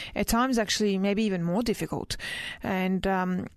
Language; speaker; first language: English; early bilingual, other home language; Croatian